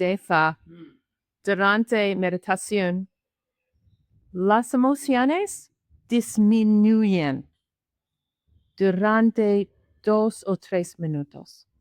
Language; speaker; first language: Spanish; non-native, learner; English